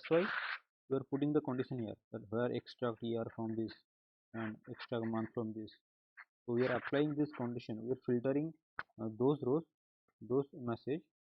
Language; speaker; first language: English; non-native, local second language; Hindi